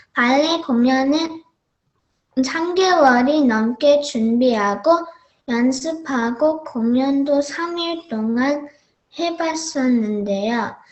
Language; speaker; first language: Korean; early bilingual, heritage; Korean